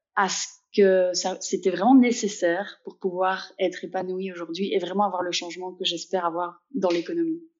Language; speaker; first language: French; native; French